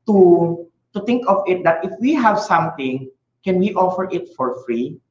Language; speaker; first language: English; non-native, local second language; Filipino